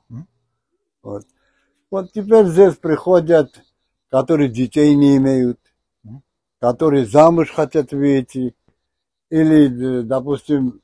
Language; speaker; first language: Russian; non-native, fluent; Georgian